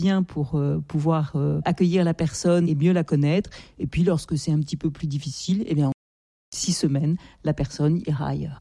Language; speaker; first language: French; native; French